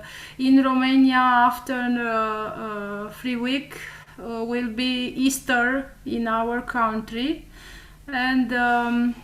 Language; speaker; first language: English; non-native, learner; Romanian